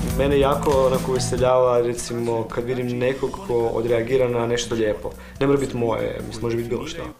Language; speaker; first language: Croatian; native; Croatian